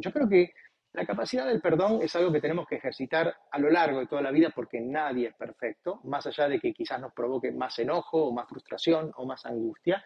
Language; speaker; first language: Spanish; native; Spanish